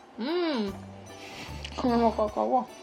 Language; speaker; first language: Korean; non-native, learner; Ukrainian